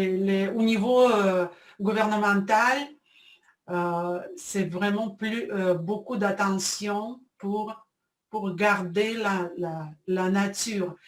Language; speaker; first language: French; non-native, fluent; Russian